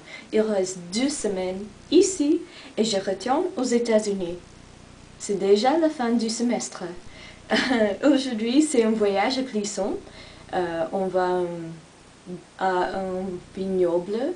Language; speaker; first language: French; non-native, learner; English